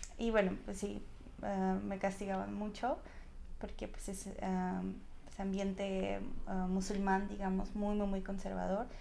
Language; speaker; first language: Spanish; non-native, fluent; Russian